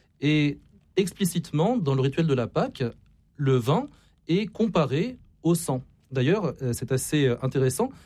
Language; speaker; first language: French; native; French